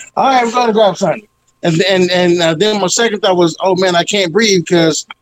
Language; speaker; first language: English; native; English